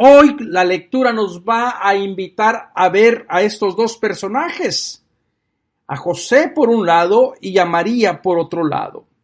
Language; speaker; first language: Spanish; native; Spanish